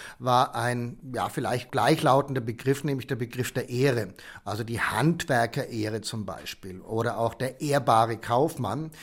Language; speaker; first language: German; native; German